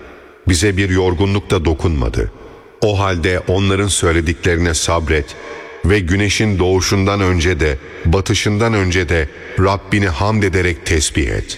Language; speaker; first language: Turkish; native; Turkish